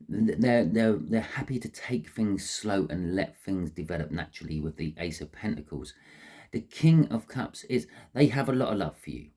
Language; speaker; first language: English; native; English